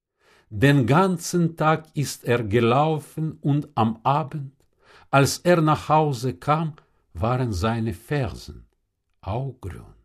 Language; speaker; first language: German; non-native, fluent; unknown